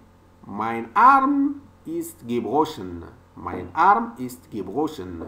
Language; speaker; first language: German; non-native, learner; French